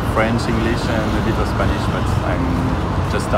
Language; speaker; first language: English; non-native, fluent; French